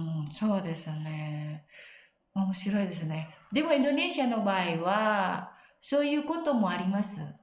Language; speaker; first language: Japanese; non-native, learner; Indonesian